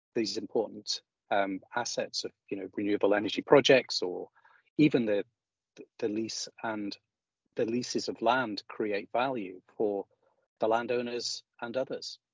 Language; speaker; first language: English; native; English